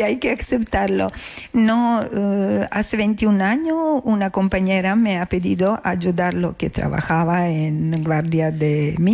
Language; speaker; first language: Spanish; non-native, learner; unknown